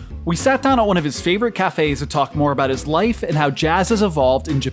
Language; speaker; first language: English; native; English